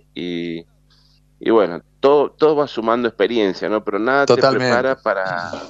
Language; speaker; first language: Spanish; native; Spanish